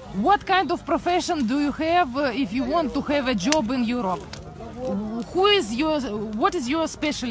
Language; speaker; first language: English; non-native, fluent; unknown